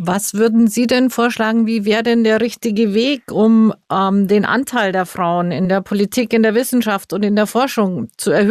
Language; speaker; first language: German; native; German